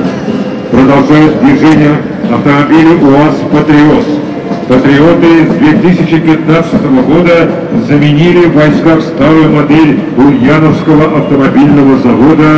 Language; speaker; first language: Russian; native; Russian